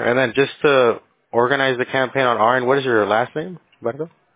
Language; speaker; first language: English; early bilingual, other home language; Spanish